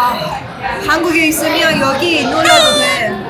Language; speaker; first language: Korean; non-native, learner; Persian